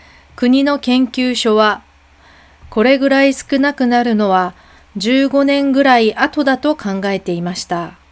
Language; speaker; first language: Japanese; non-native, fluent; Korean